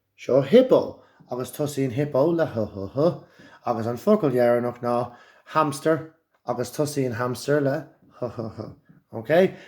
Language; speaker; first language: Irish; non-native, local second language; English